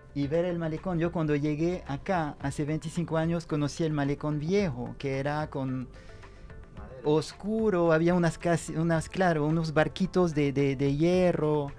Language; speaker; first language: Spanish; non-native, fluent; French